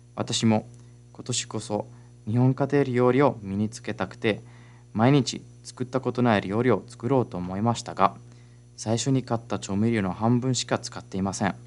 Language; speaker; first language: Japanese; non-native, fluent; Italian